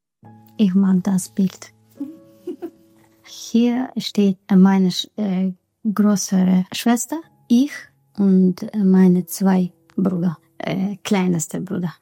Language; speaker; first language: German; non-native, learner; Russian